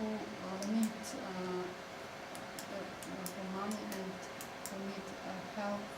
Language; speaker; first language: English; non-native, learner; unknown